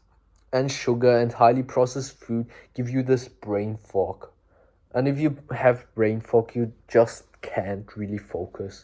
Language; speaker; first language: English; non-native, fluent; German